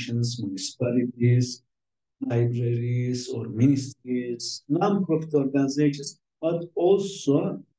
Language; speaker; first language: English; non-native, fluent; Turkish